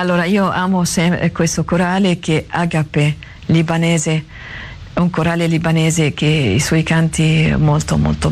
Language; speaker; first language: Italian; non-native, learner; Arabic